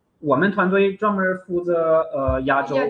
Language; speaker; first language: Chinese; non-native, fluent; Romanian